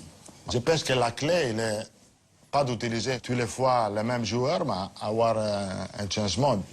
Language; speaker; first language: French; non-native, fluent; Italian